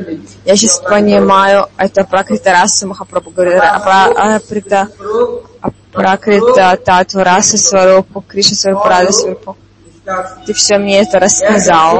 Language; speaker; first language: Russian; non-native, fluent; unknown